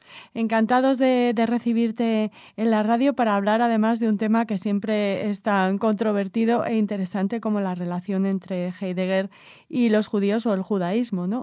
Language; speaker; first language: Spanish; native; Spanish